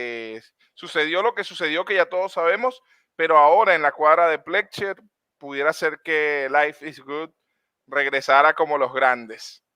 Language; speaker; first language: Spanish; native; Spanish